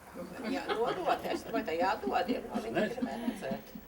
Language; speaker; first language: Latvian; early bilingual, heritage; Latvian